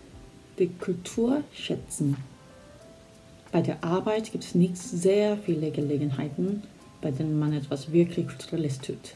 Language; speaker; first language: German; non-native, fluent; Korean